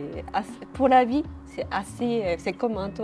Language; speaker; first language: French; non-native, learner; Japanese